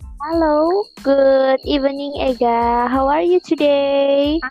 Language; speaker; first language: English; non-native, learner; Indonesian